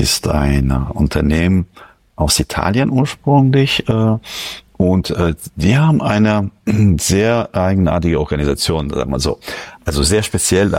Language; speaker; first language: German; non-native, fluent; French